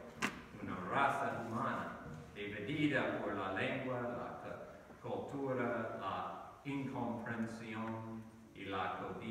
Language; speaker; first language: Spanish; non-native, learner; English